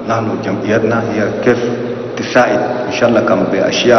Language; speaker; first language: Arabic; non-native, local second language; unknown